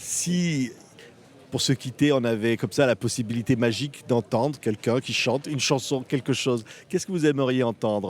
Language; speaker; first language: French; native; French